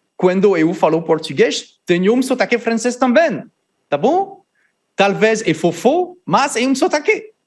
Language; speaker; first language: Portuguese; non-native, learner; French